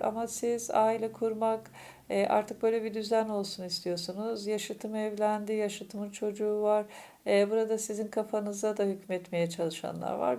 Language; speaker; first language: Turkish; native; Turkish